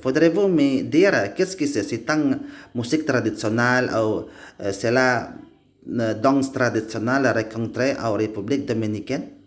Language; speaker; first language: French; non-native, learner; Indonesian